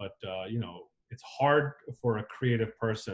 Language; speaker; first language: English; native; English